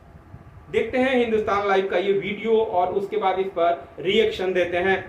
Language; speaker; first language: Hindi; native; Hindi